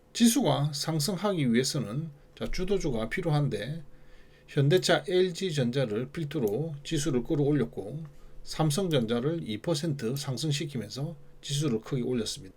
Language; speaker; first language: Korean; native; Korean